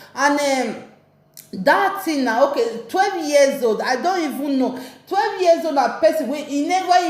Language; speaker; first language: Nigerian Pidgin; native; Nigerian Pidgin